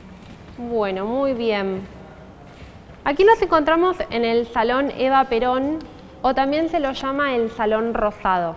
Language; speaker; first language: Spanish; native; Spanish